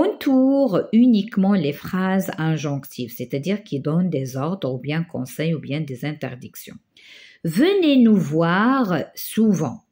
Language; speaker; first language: French; non-native, local second language; Arabic